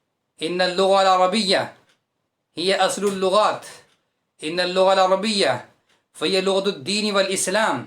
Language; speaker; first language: Arabic; non-native, fluent; Urdu